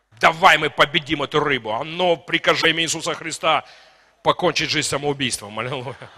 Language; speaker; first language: Russian; non-native, local second language; Ukrainian